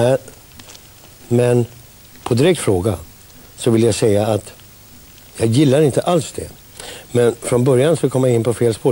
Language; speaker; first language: Swedish; native; Swedish